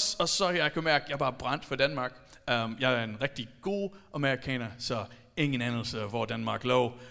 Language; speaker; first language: Danish; non-native, fluent; English